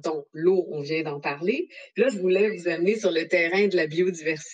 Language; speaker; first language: French; native; French